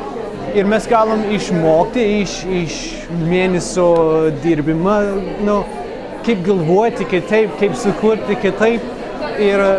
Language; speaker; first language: Lithuanian; non-native, fluent; English